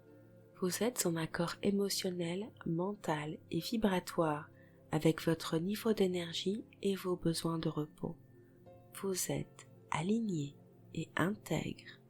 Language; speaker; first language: French; native; French